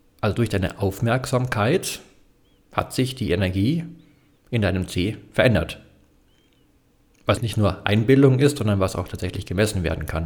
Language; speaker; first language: German; native; German